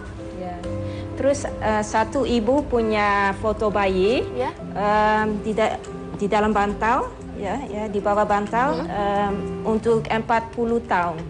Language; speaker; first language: Indonesian; non-native, learner; Dutch